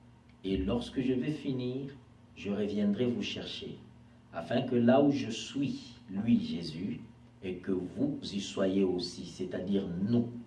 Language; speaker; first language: French; non-native, local second language; Lingala